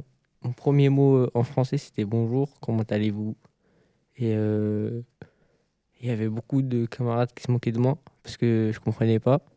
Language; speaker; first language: French; early bilingual, other home language; Arabic